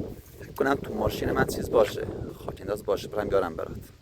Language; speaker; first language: Persian; native; Persian